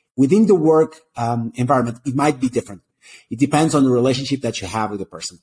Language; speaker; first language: English; non-native, fluent; Portuguese